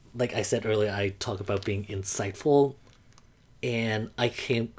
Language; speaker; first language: English; non-native, fluent; Burmese